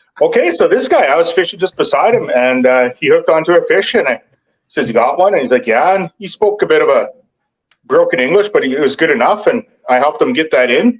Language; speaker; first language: English; native; English